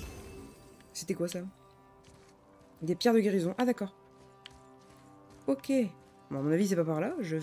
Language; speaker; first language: French; native; French